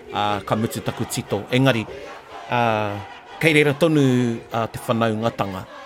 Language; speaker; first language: Māori; non-native, local second language; English